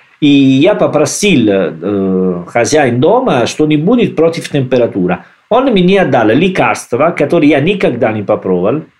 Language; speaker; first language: Russian; non-native, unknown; Italian